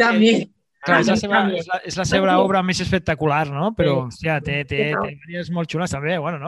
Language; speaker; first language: Catalan; native; Catalan